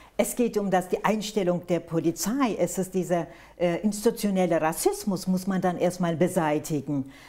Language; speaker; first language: German; non-native, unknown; Turkish